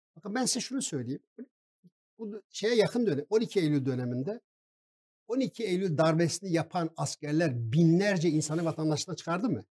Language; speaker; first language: Turkish; non-native, local second language; Kurdish